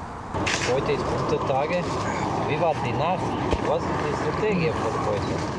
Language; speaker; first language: German; non-native, learner; Croatian